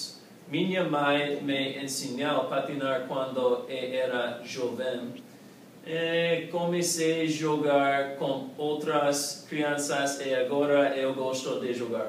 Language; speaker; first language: Portuguese; non-native, learner; English